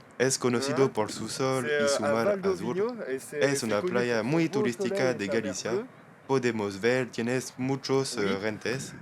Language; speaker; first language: Spanish; non-native, learner; French